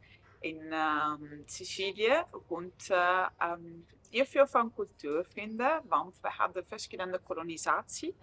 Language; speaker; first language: Dutch; non-native, fluent; Italian